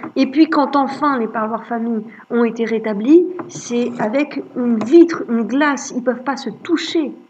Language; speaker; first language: French; native; French